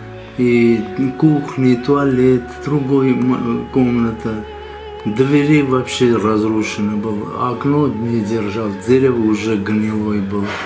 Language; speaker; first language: Russian; non-native, local second language; Armenian